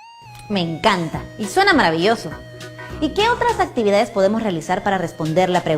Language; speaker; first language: Spanish; native; Spanish